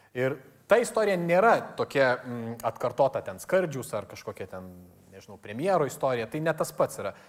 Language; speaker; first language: Lithuanian; native; Lithuanian